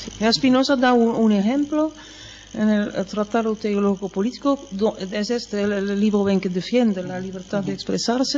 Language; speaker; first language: Spanish; non-native, fluent; Dutch